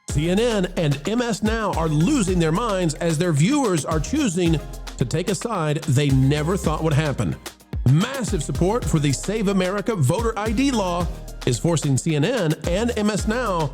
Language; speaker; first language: English; native; English